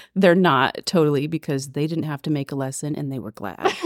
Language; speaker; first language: English; native; English